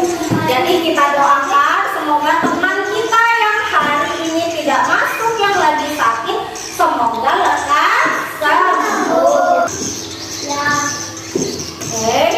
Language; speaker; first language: Indonesian; native; Indonesian